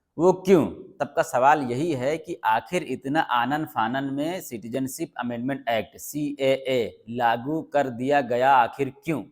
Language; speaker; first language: Hindi; native; Hindi